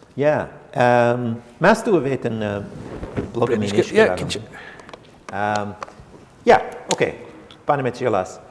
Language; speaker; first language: Irish; non-native, local second language; English